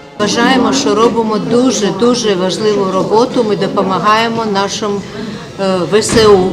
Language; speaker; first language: Ukrainian; non-native, local second language; Russian